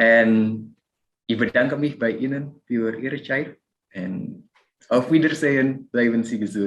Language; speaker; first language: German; non-native, fluent; Indonesian